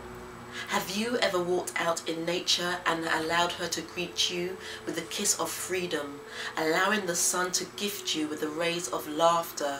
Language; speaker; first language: English; native; English